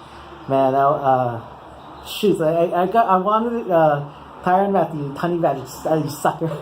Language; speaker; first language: English; native; English